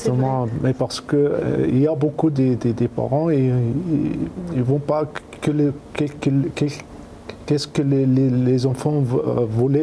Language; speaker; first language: French; non-native, learner; Arabic